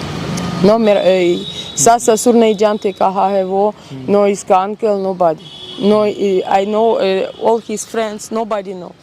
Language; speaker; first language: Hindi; non-native, learner; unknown